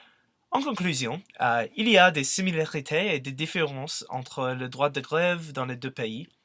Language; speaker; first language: French; non-native, learner; English